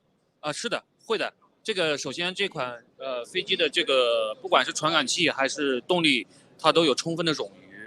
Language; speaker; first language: Chinese; native; Chinese